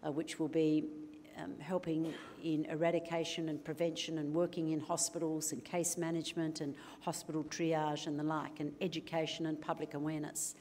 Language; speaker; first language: English; native; English